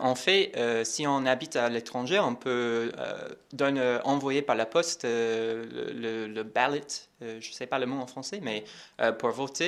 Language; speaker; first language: French; non-native, fluent; English